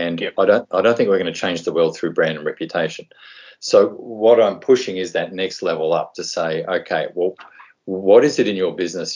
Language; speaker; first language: English; native; English